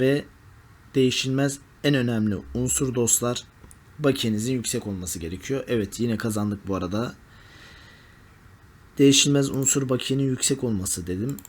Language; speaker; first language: Turkish; native; Turkish